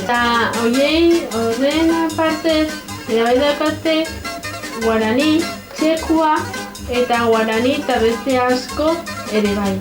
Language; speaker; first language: Basque; non-native, local second language; Spanish